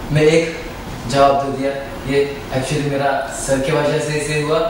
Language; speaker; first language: Hindi; non-native, learner; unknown